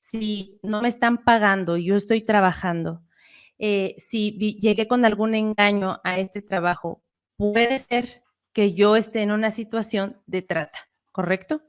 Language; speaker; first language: Spanish; native; Spanish